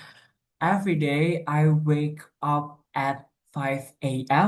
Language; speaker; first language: English; non-native, learner; Indonesian